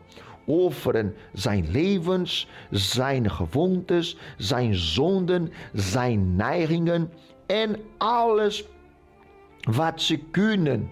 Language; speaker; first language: Dutch; non-native, local second language; Portuguese